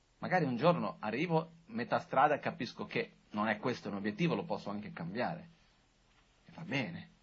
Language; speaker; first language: Italian; non-native, fluent; Portuguese